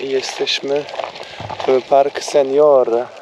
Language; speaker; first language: Polish; non-native, learner; Turkish